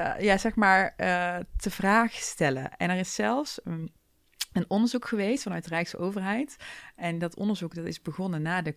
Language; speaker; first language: Dutch; early bilingual, other home language; Turkish